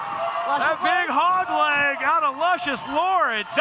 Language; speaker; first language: English; native; English